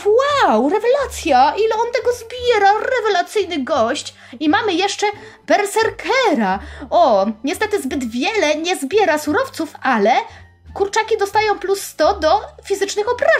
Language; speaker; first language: Polish; native; Polish